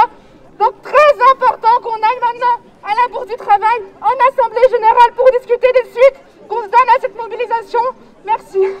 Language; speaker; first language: French; native; French